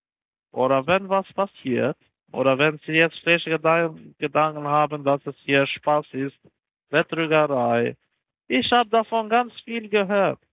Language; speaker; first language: German; non-native, learner; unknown